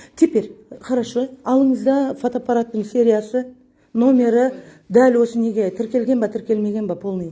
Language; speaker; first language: Russian; non-native, local second language; Kazakh